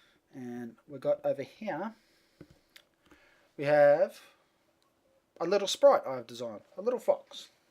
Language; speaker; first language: English; native; English